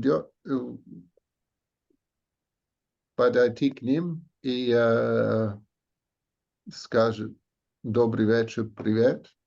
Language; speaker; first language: Russian; non-native, fluent; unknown